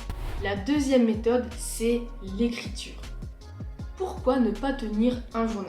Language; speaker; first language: French; native; French